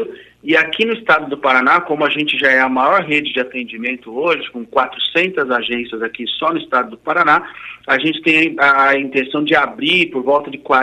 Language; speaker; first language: Portuguese; native; Portuguese